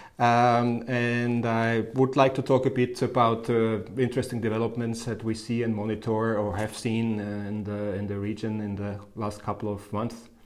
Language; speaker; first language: English; non-native, fluent; German